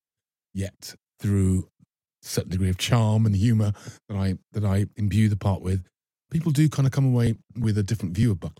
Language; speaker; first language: English; native; English